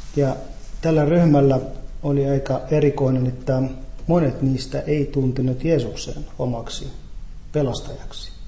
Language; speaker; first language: Finnish; non-native, fluent; Arabic